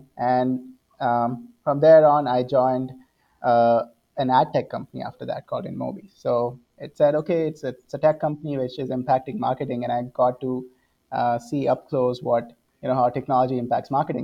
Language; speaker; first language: English; non-native, local second language; Hindi